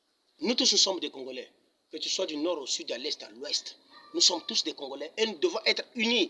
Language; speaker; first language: French; non-native, local second language; Lingala